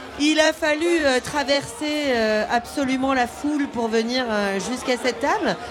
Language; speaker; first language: French; native; French